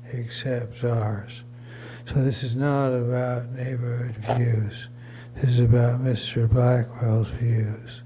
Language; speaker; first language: English; native; English